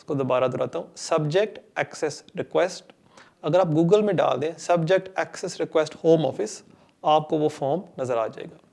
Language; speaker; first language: Urdu; non-native, local second language; Punjabi